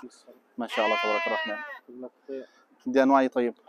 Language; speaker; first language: Arabic; native; Arabic